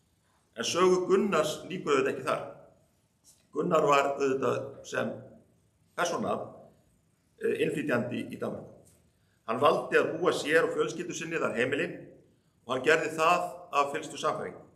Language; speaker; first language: Icelandic; native; Icelandic